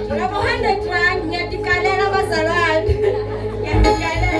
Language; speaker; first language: Zulu; non-native, local second language; Swati